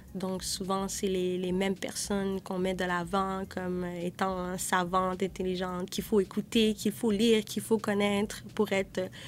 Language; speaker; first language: French; native; French